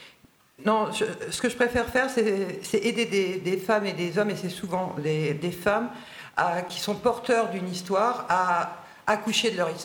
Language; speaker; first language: French; native; French